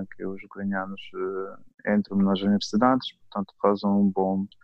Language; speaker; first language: Portuguese; non-native, fluent; Ukrainian